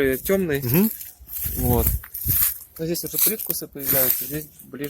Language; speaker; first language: Russian; native; Russian